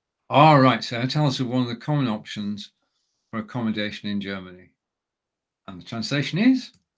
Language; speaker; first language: English; native; English